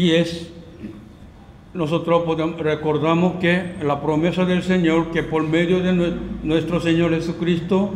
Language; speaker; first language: Spanish; non-native, learner; Korean